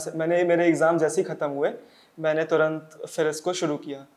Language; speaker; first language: Hindi; native; Hindi